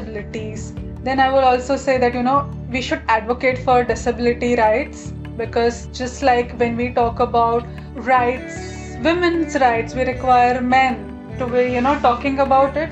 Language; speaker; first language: English; non-native, local second language; Gujarati